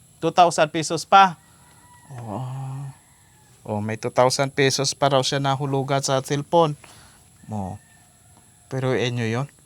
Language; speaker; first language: Filipino; native; Filipino